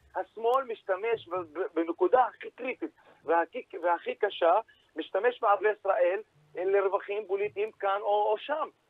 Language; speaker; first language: Hebrew; native; Hebrew